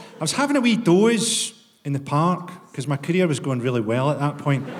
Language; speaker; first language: English; native; English